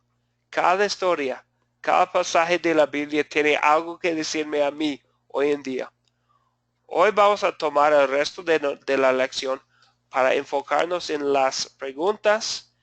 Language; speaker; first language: Spanish; non-native, fluent; English